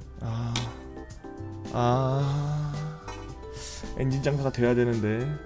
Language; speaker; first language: Korean; native; Korean